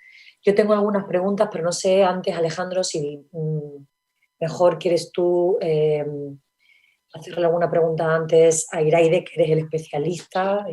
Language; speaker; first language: Spanish; native; Spanish